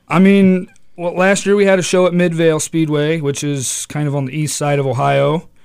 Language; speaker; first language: English; native; English